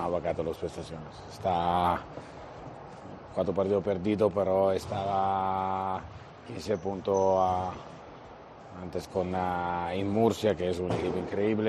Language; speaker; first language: Spanish; non-native, fluent; Italian